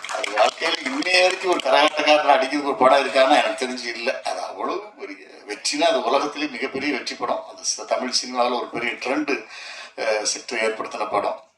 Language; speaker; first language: Tamil; native; Tamil